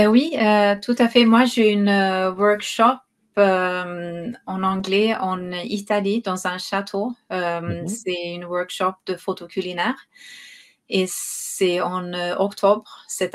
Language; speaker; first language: French; non-native, fluent; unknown